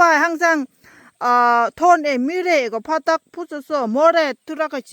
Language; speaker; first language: Korean; non-native, learner; Lao